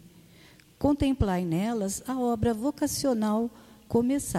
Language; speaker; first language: Portuguese; native; Portuguese